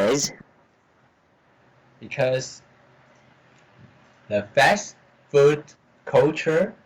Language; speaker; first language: English; non-native, learner; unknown